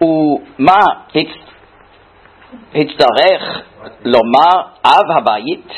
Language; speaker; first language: Hebrew; non-native, fluent; German